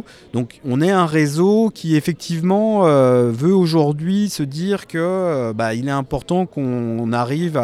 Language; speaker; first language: French; native; French